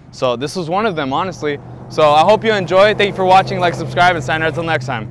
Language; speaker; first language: English; early bilingual, other home language; Spanish